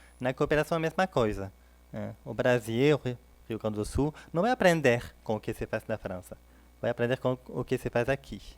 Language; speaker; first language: Portuguese; non-native, fluent; French